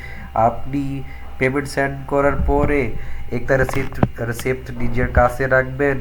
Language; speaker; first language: Bangla; non-native, fluent; Urdu